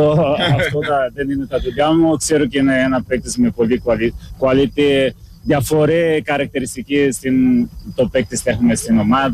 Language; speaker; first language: Greek; non-native, learner; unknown